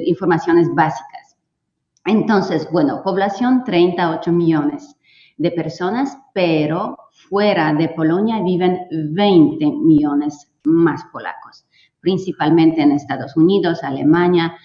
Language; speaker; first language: Spanish; non-native, fluent; Polish